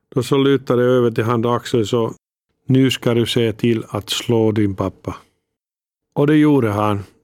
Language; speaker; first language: Swedish; non-native, fluent; Finnish